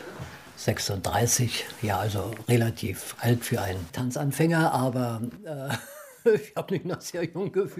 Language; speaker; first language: German; native; German